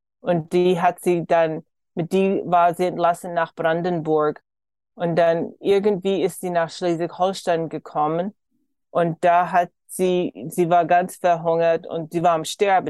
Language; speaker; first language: German; early bilingual, heritage; German